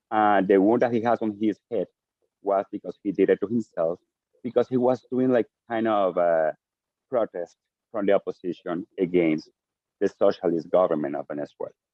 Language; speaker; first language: English; non-native, fluent; Spanish